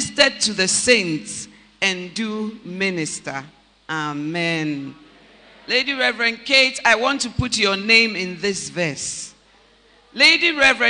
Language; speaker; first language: English; non-native, local second language; Akan